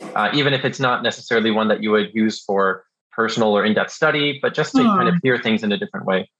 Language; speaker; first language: English; early bilingual, other home language; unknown